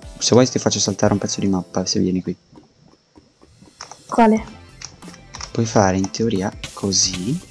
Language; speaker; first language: Italian; native; Italian